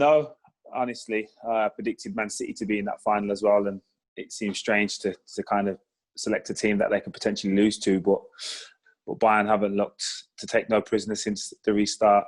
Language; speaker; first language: English; native; English